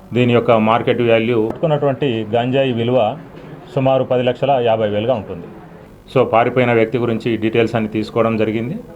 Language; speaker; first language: Telugu; native; Telugu